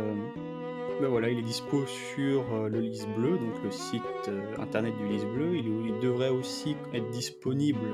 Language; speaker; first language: French; native; French